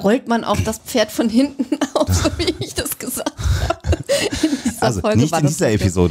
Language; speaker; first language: German; native; German